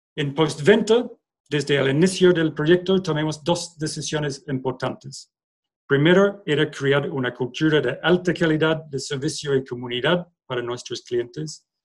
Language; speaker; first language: Spanish; non-native, fluent; English